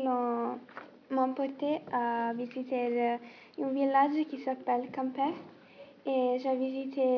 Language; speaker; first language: French; non-native, learner; Italian